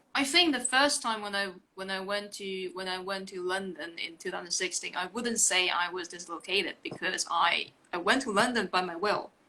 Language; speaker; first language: English; non-native, fluent; Chinese